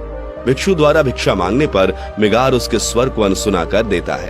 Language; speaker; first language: Hindi; native; Hindi